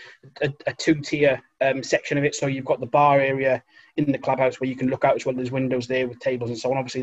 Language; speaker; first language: English; native; English